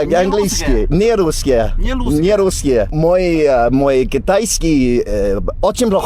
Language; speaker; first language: Russian; non-native, learner; English